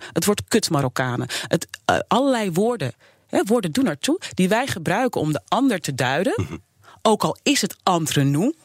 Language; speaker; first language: Dutch; native; Dutch